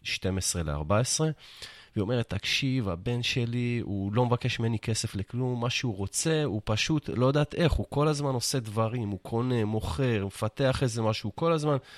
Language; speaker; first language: Hebrew; native; Hebrew